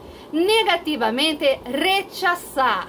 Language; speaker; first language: Spanish; non-native, fluent; Portuguese